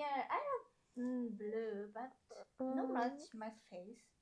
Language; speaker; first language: English; non-native, learner; Japanese